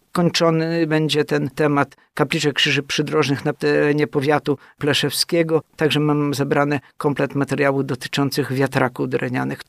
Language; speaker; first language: Polish; native; Polish